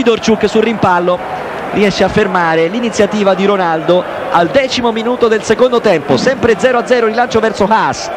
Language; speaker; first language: Italian; native; Italian